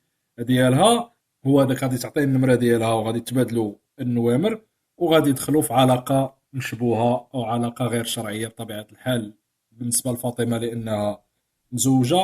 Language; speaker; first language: Arabic; native; Arabic